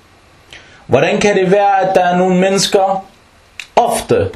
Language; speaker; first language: Danish; early bilingual, other home language; Arabic